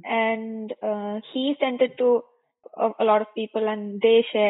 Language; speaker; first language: English; non-native, local second language; Malayalam